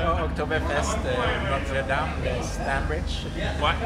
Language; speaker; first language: French; non-native, learner; Swedish